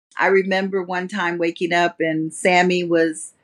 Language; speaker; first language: English; native; English